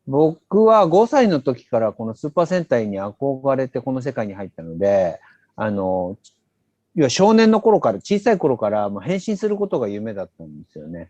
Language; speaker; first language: Japanese; native; Japanese